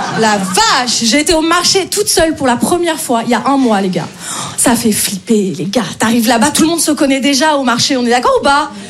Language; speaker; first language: French; native; French